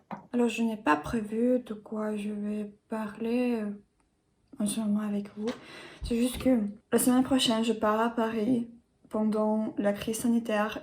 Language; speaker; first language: French; non-native, learner; English